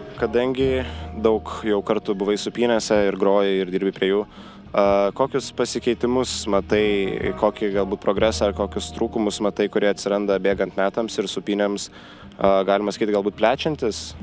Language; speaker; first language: Lithuanian; native; Lithuanian